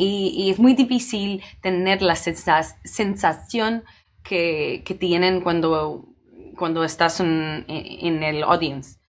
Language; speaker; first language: Spanish; non-native, fluent; English